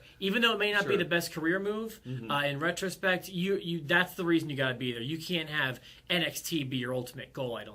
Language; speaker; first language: English; native; English